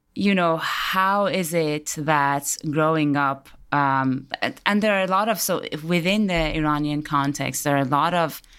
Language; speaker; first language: English; early bilingual, other home language; Persian